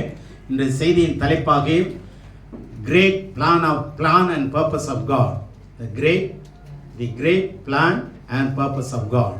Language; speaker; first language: Tamil; native; Tamil